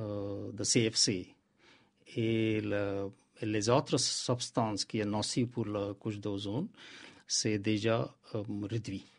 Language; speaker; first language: French; non-native, learner; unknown